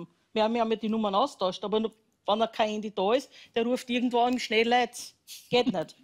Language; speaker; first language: German; native; German